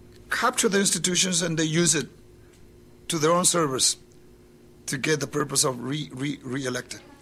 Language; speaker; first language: English; non-native, fluent; Spanish